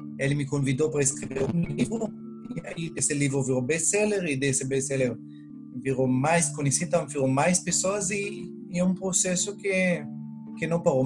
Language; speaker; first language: Portuguese; non-native, fluent; Hebrew